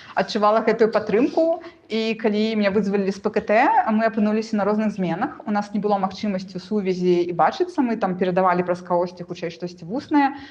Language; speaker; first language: Belarusian; non-native, local second language; Russian